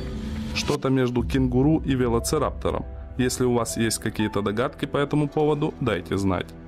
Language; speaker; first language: Russian; native; Russian